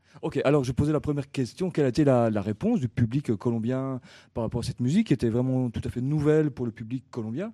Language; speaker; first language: French; native; French